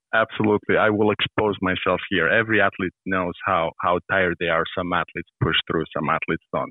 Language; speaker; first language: English; non-native, fluent; Serbian